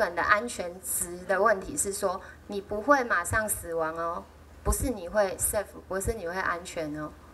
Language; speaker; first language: Chinese; native; Chinese